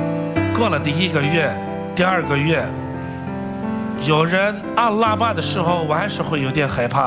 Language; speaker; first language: Chinese; non-native, fluent; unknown